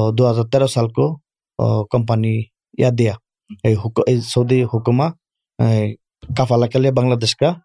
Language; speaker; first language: Urdu; non-native, learner; Bangla